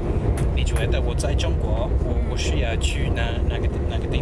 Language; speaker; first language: Chinese; non-native, learner; English